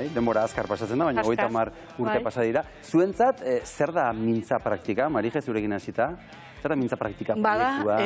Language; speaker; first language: Basque; native; Basque